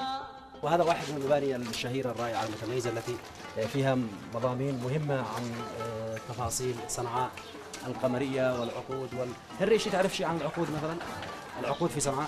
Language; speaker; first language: Arabic; native; Arabic